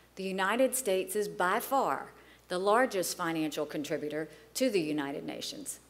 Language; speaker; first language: English; native; English